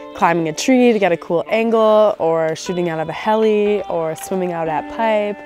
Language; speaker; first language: English; native; English